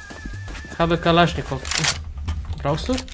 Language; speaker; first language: German; non-native, learner; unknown